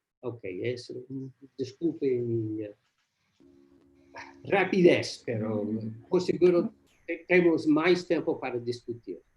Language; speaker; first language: Portuguese; non-native, learner; English